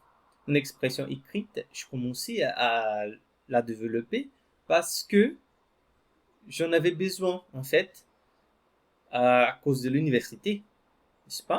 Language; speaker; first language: French; non-native, fluent; Portuguese